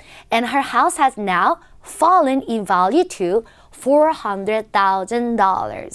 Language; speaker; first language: English; non-native, fluent; Korean